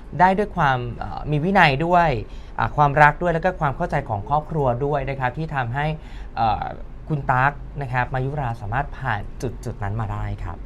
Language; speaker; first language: Thai; native; Thai